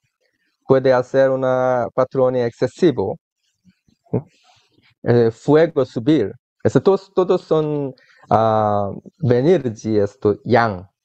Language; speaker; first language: Spanish; non-native, learner; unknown